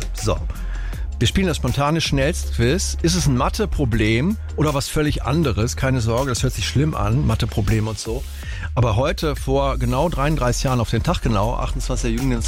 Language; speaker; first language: German; native; German